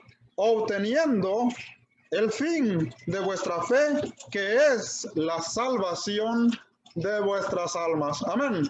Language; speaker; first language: Spanish; native; Spanish